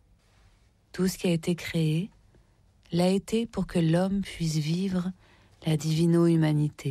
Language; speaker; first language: French; native; French